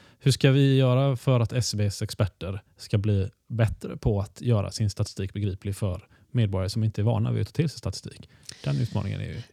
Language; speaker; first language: Swedish; native; Swedish